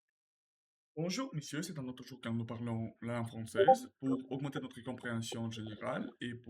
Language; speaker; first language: French; non-native, learner; Russian